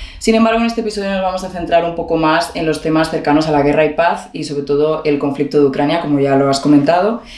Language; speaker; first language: Spanish; native; Spanish